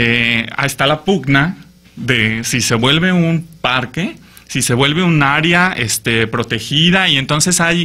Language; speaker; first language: Spanish; native; Spanish